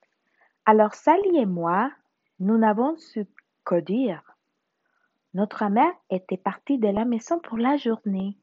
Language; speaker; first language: French; non-native, learner; Spanish